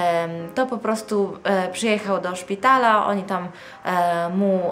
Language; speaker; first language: Polish; non-native, fluent; Italian